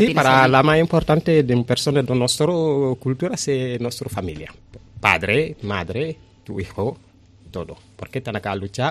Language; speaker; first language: Spanish; non-native, learner; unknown